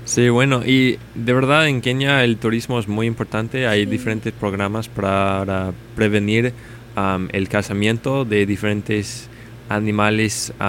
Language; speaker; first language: Spanish; non-native, learner; English